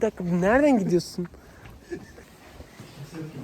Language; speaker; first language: Turkish; native; Turkish